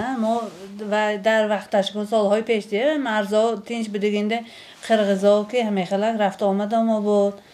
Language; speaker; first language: Tajik; native; Tajik